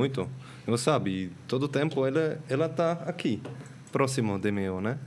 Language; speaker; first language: Portuguese; non-native, learner; Swiss German